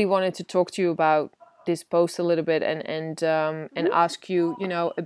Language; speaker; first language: English; non-native, fluent; Dutch